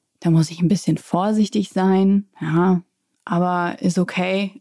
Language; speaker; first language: German; native; German